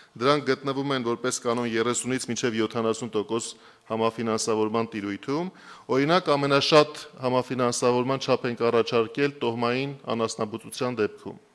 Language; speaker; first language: Armenian; native; Armenian